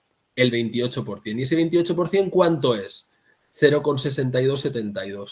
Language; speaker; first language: Spanish; native; Spanish